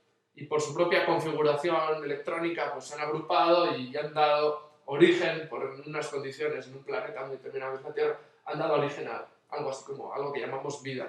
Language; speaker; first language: Spanish; native; Spanish